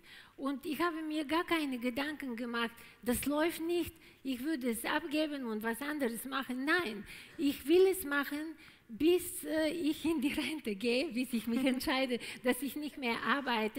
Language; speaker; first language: German; non-native, fluent; Bulgarian